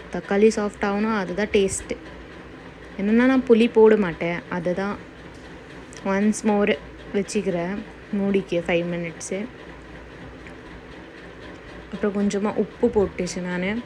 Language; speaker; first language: Tamil; non-native, learner; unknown